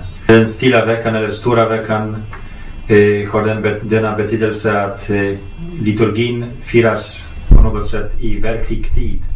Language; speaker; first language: Swedish; non-native, fluent; Polish